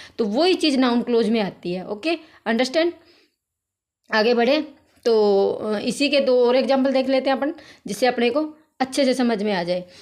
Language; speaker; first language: Hindi; native; Hindi